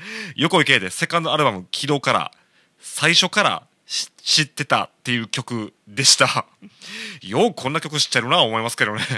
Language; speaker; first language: Japanese; native; Japanese